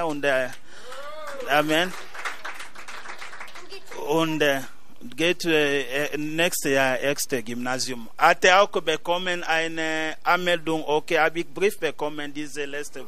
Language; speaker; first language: German; non-native, learner; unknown